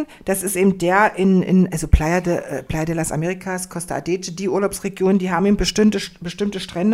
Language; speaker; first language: German; native; German